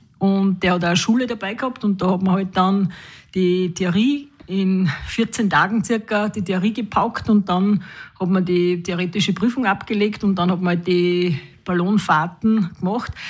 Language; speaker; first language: German; native; German